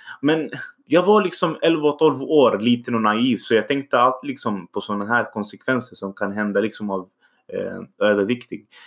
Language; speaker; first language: Swedish; early bilingual, other home language; Arabic